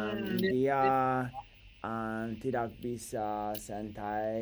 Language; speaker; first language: Indonesian; non-native, learner; English